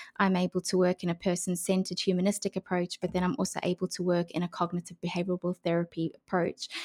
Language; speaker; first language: English; native; English